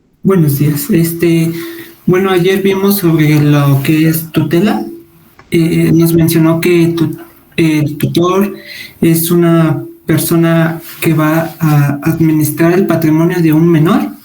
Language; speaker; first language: Spanish; native; Spanish